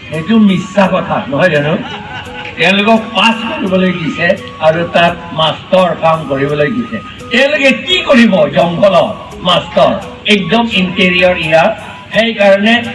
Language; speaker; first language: Assamese; non-native, local second language; Karbi